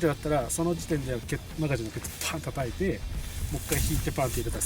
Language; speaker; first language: Japanese; native; Japanese